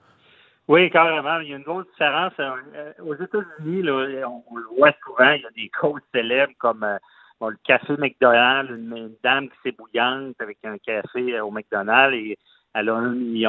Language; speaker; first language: French; native; French